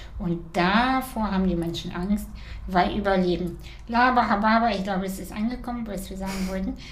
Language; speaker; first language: German; early bilingual, other home language; Russian